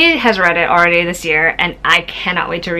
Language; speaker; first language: English; native; English